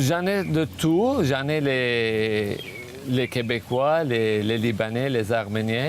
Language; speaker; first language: French; non-native, fluent; Armenian